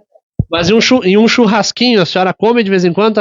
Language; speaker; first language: Portuguese; native; Portuguese